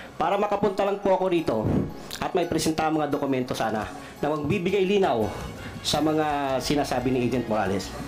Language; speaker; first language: Filipino; non-native, local second language; Cebuano